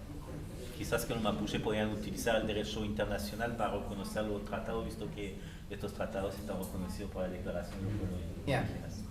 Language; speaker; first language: Spanish; native; Spanish